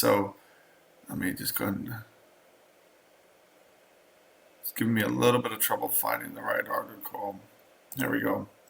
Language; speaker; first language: English; native; English